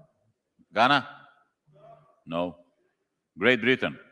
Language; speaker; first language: English; non-native, fluent; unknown